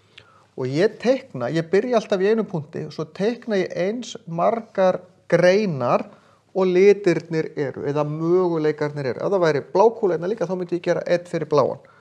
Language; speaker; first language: Icelandic; native; Icelandic